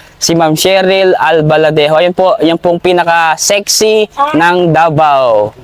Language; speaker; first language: Filipino; native; Filipino